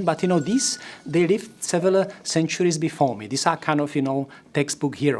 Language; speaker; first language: English; non-native, fluent; Czech